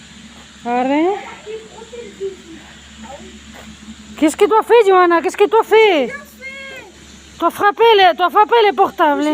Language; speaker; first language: French; non-native, local second language; Spanish